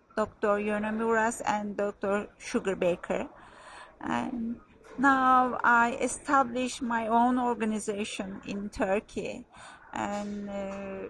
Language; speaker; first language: English; non-native, fluent; Turkish